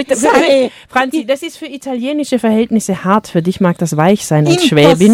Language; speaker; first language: German; native; German